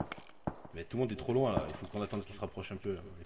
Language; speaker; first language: French; native; French